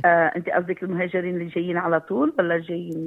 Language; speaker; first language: Arabic; early bilingual, heritage; Arabic